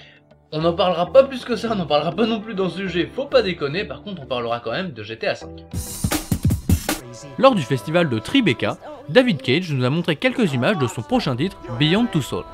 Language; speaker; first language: French; native; French